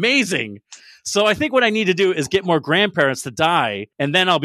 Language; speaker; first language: English; native; English